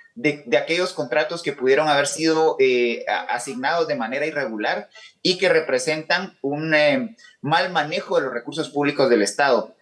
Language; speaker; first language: Spanish; native; Spanish